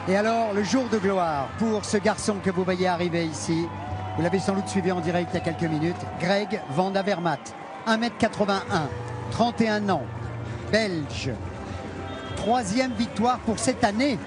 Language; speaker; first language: French; native; French